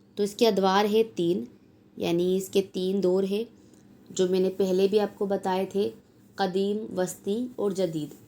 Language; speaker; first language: Urdu; native; Urdu